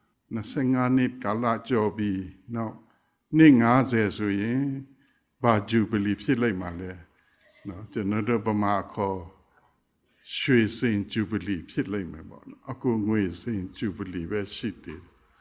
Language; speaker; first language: Burmese; non-native, local second language; Pa'o Karen